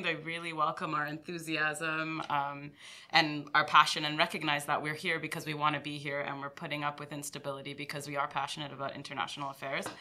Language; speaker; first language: English; early bilingual, other home language; French